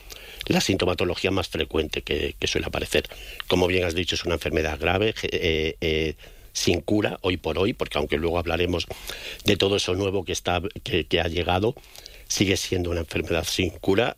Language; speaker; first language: Spanish; native; Spanish